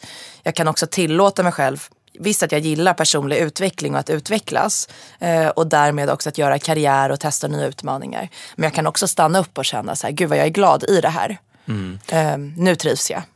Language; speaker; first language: Swedish; native; Swedish